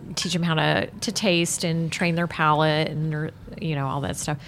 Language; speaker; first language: English; native; English